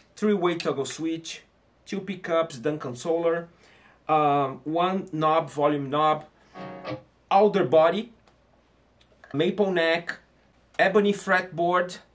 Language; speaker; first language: English; non-native, fluent; Portuguese